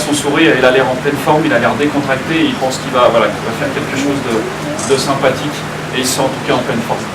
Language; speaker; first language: French; native; French